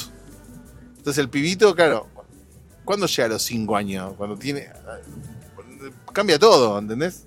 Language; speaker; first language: Spanish; native; Spanish